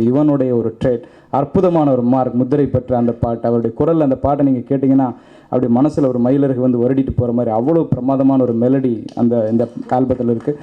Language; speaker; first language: Tamil; native; Tamil